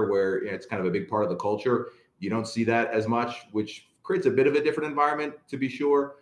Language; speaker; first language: English; native; English